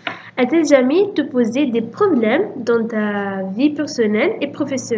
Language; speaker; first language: French; non-native, fluent; Italian